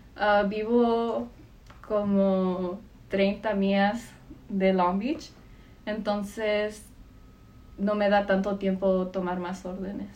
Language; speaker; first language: Spanish; early bilingual, heritage; Spanish